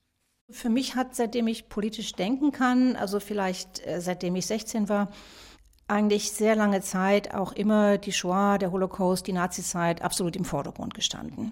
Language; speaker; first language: German; native; German